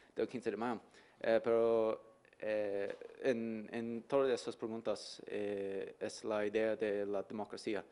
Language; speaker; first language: Spanish; non-native, learner; English